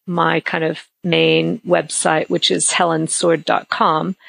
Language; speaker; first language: English; native; English